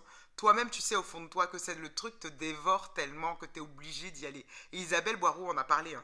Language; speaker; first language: French; native; French